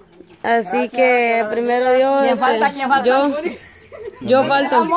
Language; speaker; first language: Spanish; native; Spanish